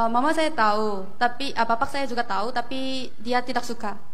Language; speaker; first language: Indonesian; non-native, fluent; Korean